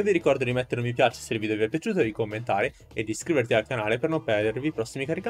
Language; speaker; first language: Italian; native; Italian